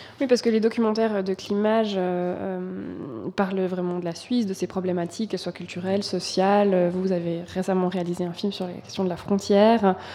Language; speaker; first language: French; native; French